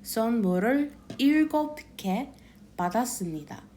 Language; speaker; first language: Korean; non-native, learner; English